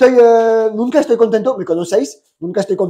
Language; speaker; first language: Spanish; non-native, fluent; French